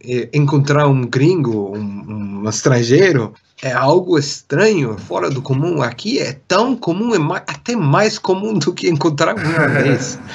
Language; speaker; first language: Portuguese; non-native, fluent; English